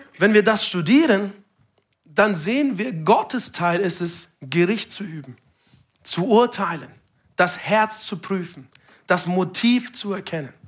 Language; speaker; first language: German; non-native, fluent; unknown